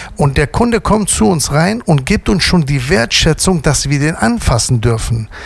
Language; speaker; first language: German; native; German